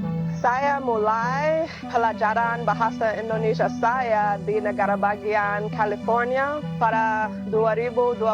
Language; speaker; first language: Indonesian; non-native, fluent; English